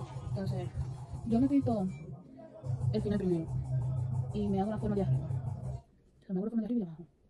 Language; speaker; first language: Spanish; early bilingual, heritage; Spanish